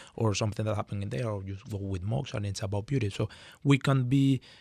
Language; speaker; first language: English; non-native, fluent; Spanish